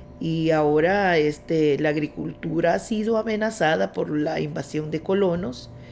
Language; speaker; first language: Spanish; non-native, local second language; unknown